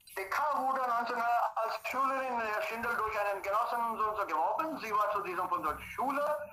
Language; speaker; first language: German; non-native, fluent; Hindi